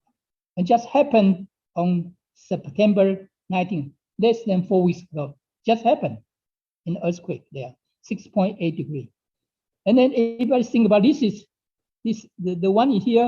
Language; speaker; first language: English; non-native, fluent; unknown